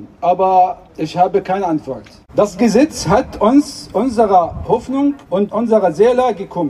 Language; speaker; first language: German; non-native, learner; Arabic